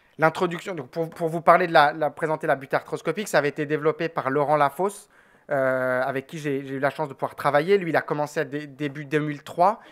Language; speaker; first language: French; native; French